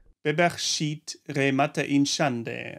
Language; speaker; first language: Persian; non-native, learner; German